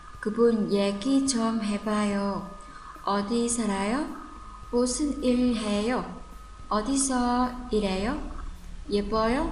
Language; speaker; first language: Korean; non-native, fluent; Vietnamese